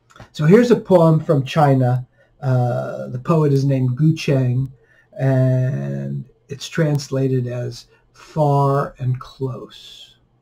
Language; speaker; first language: English; native; English